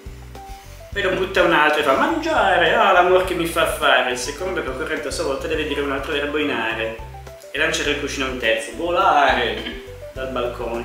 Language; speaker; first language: Italian; native; Italian